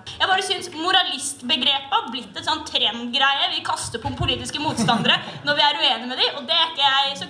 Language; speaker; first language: Norwegian; native; Norwegian